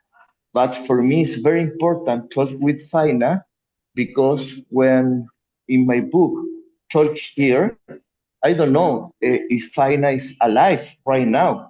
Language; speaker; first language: English; non-native, learner; Spanish